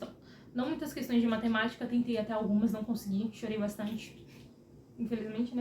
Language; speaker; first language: Portuguese; native; Portuguese